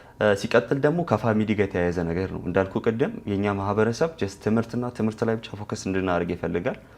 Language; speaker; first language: Amharic; non-native, local second language; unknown